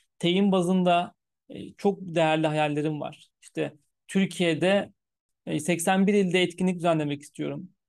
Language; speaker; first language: Turkish; early bilingual, heritage; Turkish